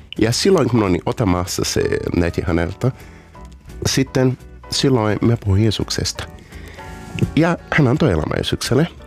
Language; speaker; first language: Finnish; non-native, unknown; Portuguese